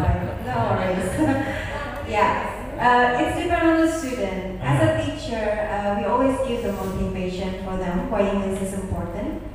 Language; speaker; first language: English; non-native, fluent; Indonesian